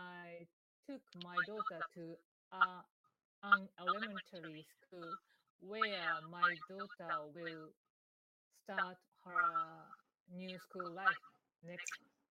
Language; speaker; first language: English; non-native, learner; Japanese